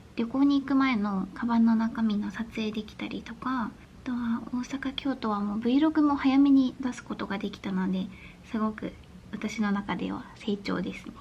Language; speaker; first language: Japanese; native; Japanese